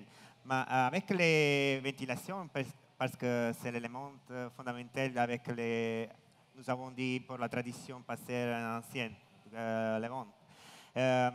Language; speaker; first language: French; non-native, learner; Italian